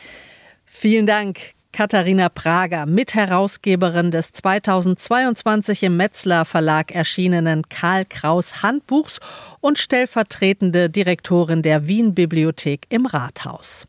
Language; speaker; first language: German; native; German